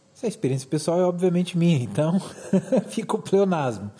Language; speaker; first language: Portuguese; native; Portuguese